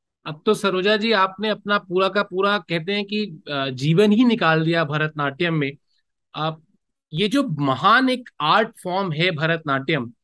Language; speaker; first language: Hindi; native; Hindi